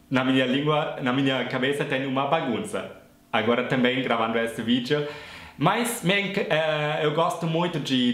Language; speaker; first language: English; non-native, fluent; German